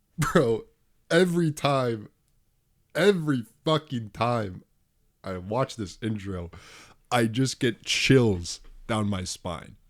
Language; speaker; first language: English; native; English